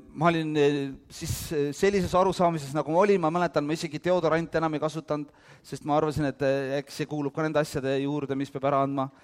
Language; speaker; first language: Estonian; early bilingual, heritage; Estonian